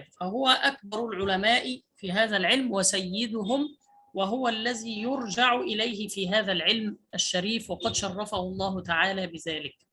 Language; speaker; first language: Arabic; native; Arabic